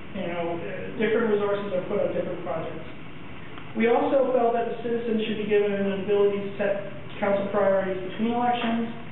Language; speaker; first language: English; native; English